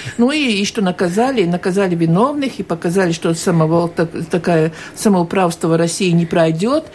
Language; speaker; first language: Russian; non-native, local second language; Latvian